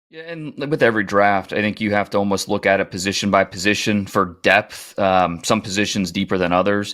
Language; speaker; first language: English; native; English